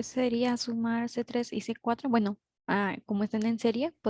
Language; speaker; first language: Spanish; native; Spanish